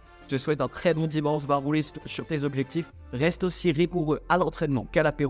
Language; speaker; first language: French; native; French